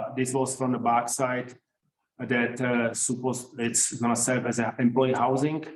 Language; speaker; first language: English; non-native, fluent; Czech